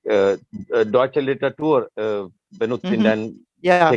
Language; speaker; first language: German; non-native, learner; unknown